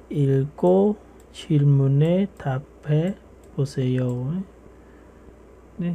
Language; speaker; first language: Korean; non-native, fluent; Khmer